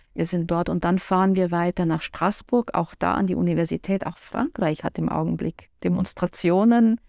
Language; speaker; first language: German; native; German